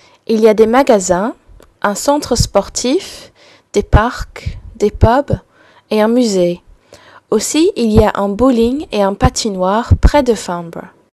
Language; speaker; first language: French; non-native, fluent; English